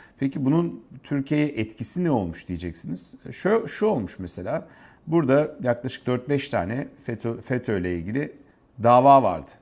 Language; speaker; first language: Turkish; native; Turkish